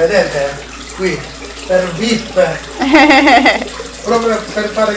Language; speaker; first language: Italian; non-native, learner; Japanese